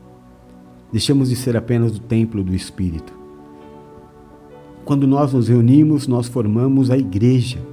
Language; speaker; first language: Portuguese; native; Portuguese